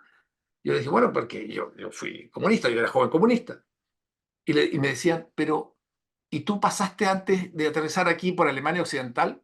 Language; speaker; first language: Spanish; native; Spanish